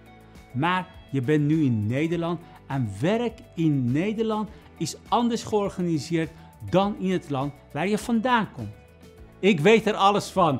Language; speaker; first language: Dutch; non-native, fluent; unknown